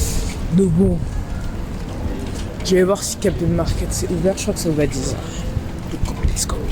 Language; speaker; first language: French; native; French